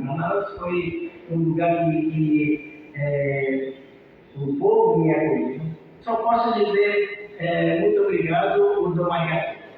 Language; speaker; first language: Portuguese; early bilingual, other home language; Japanese